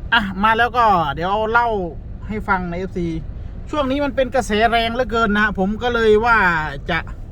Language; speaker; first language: Thai; non-native, local second language; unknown